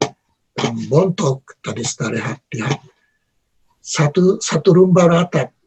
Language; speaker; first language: Indonesian; non-native, learner; Japanese